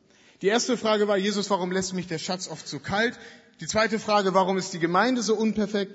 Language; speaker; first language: German; native; German